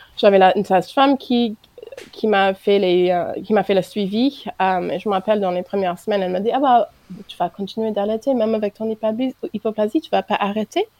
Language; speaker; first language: French; non-native, fluent; English